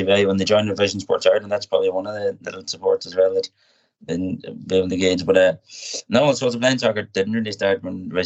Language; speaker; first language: English; native; English